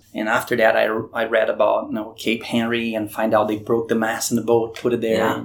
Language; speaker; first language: English; non-native, fluent; Portuguese